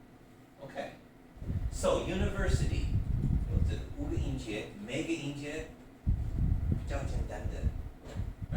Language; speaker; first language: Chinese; non-native, fluent; English